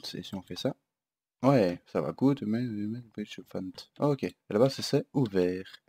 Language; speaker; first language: French; native; French